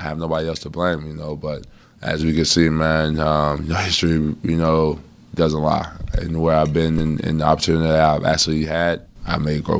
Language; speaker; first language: English; native; English